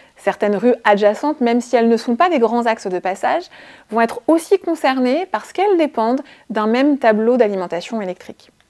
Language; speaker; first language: French; native; French